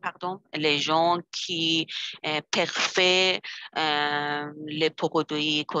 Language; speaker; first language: French; non-native, learner; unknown